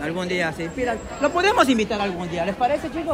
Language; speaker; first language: Spanish; native; Spanish